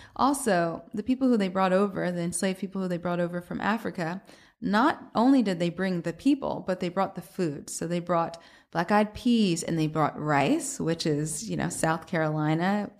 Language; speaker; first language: English; native; English